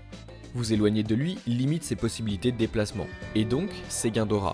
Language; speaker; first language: French; native; French